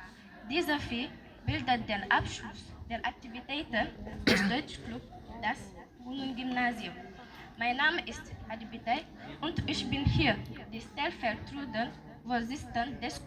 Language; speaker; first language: German; non-native, learner; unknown